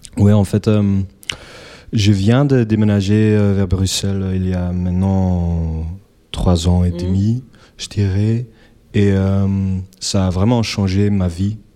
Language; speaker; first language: French; non-native, local second language; Dutch